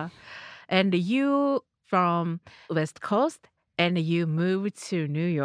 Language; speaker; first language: English; non-native, learner; Japanese